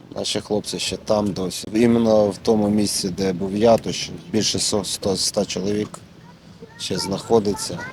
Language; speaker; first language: Ukrainian; non-native, local second language; Russian